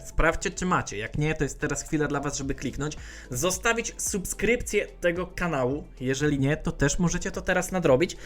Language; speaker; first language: Polish; native; Polish